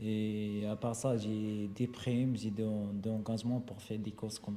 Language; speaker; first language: French; non-native, learner; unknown